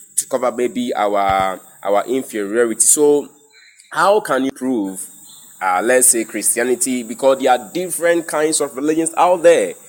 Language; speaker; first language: English; non-native, local second language; Akan